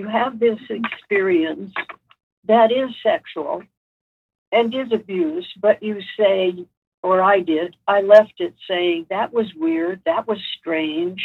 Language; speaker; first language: English; native; English